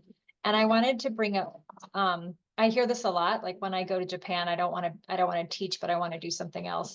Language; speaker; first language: English; native; English